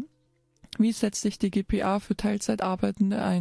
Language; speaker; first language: German; native; German